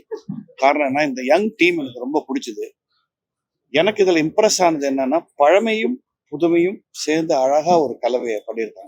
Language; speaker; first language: Tamil; native; Tamil